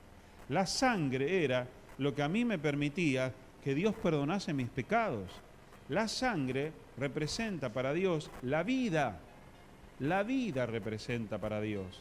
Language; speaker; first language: Spanish; native; Spanish